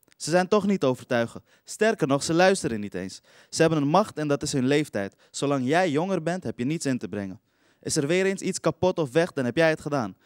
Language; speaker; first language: Dutch; early bilingual, other home language; Persian